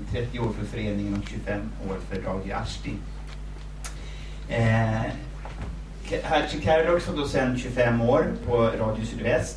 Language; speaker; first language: Swedish; native; Swedish